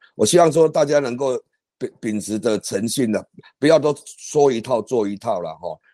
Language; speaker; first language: Chinese; native; Chinese